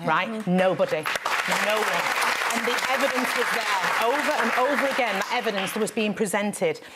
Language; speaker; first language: English; native; English